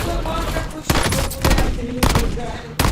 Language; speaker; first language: Russian; non-native, learner; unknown